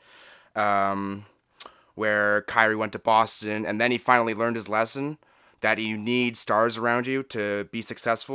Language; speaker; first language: English; native; English